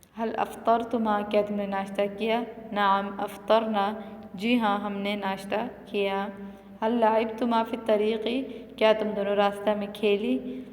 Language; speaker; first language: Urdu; non-native, local second language; Pashto